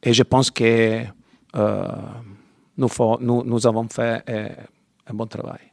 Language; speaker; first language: French; non-native, learner; Italian